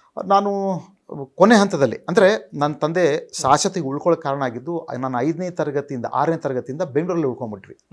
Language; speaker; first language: Kannada; native; Kannada